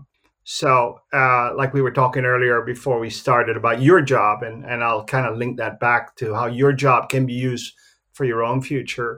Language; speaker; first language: English; native; English